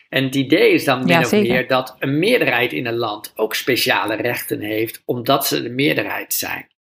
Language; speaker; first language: Dutch; native; Dutch